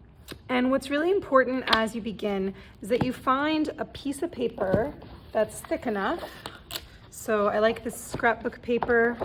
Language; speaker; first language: English; native; English